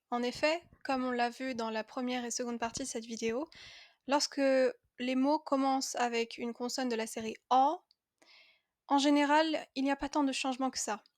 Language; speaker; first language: French; native; French